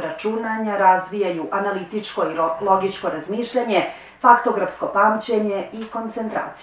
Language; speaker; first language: Croatian; native; Croatian